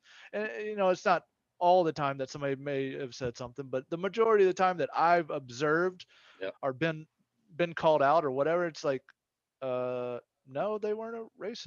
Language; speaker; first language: English; native; English